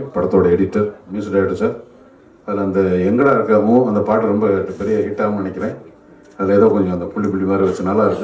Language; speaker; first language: Tamil; native; Tamil